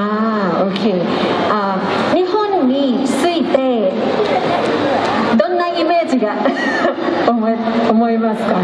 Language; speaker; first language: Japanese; non-native, learner; Thai